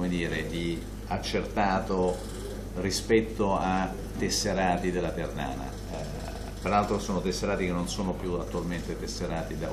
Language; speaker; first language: Italian; native; Italian